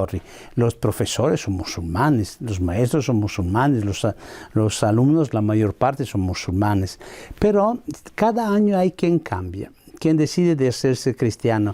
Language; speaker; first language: Spanish; non-native, fluent; Italian